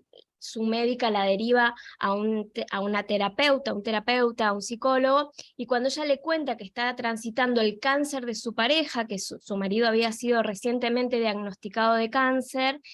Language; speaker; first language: Spanish; native; Spanish